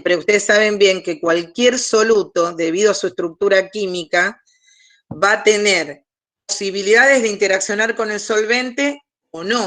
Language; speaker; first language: Spanish; native; Spanish